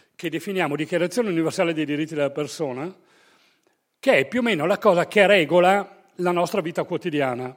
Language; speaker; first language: Italian; native; Italian